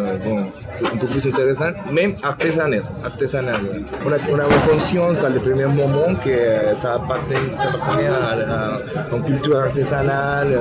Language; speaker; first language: French; non-native, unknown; Spanish